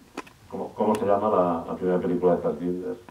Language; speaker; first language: Spanish; native; Spanish